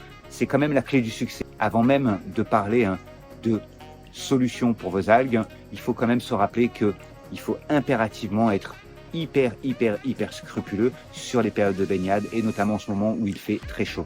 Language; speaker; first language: French; native; French